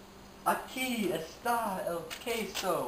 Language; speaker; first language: Spanish; non-native, learner; English